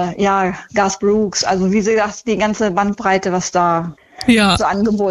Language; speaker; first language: German; native; German